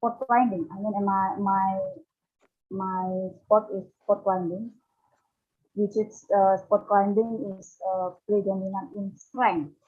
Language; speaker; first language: English; non-native, learner; Indonesian